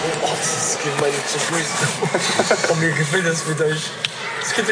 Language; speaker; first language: German; native; German